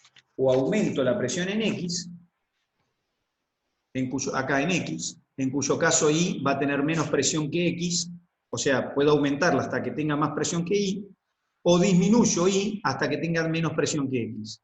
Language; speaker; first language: Spanish; native; Spanish